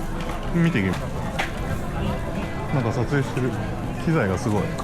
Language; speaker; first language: Japanese; native; Japanese